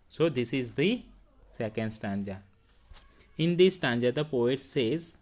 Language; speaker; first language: English; non-native, local second language; Hindi